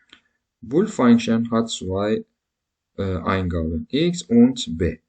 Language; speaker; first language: German; non-native, learner; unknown